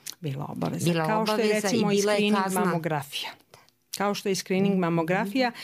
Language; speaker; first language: Croatian; native; Croatian